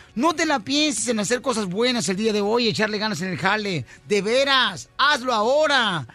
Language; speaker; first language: Spanish; native; Spanish